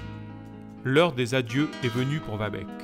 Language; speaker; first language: French; native; French